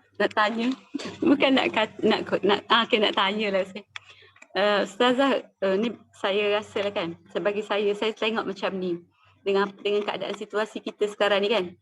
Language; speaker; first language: Malay; native; Malay